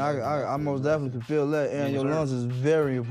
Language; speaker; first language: English; native; English